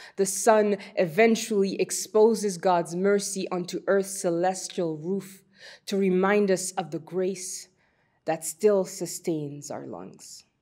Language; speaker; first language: English; early bilingual, other home language; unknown